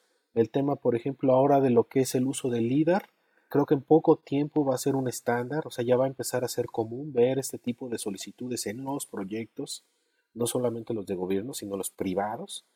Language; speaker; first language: Spanish; native; Spanish